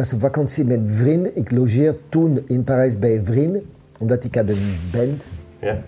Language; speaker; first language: Dutch; non-native, fluent; French